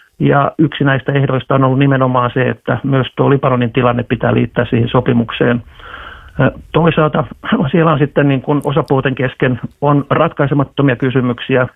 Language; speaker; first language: Finnish; native; Finnish